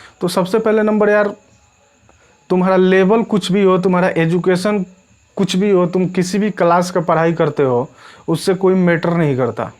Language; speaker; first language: Hindi; native; Hindi